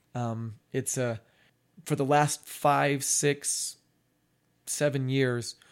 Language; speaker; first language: English; native; English